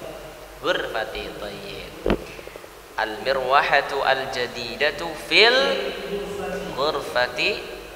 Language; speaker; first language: Arabic; non-native, fluent; Indonesian